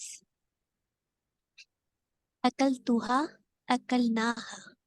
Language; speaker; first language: Arabic; non-native, learner; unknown